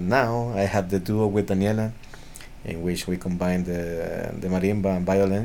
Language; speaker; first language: English; non-native, fluent; Spanish